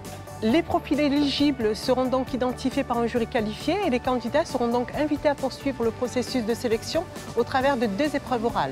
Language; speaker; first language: French; native; French